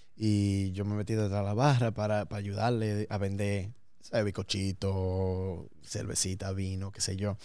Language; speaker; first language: Spanish; early bilingual, heritage; Spanish